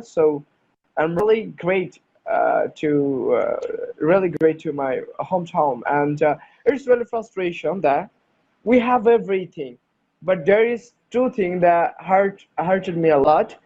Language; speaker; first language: English; non-native, learner; Bangla